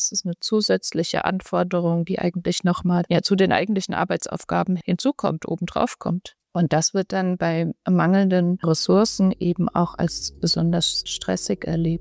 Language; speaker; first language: German; native; German